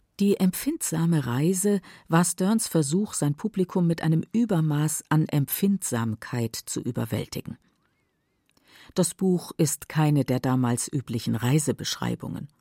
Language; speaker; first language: German; native; German